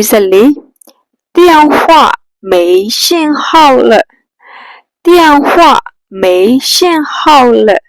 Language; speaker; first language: Chinese; non-native, fluent; Burmese